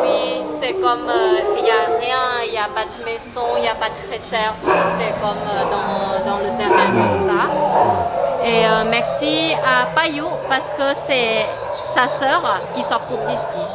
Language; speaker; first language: French; non-native, learner; Thai